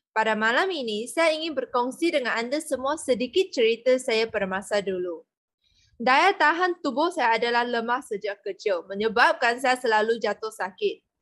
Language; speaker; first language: Malay; non-native, local second language; Chinese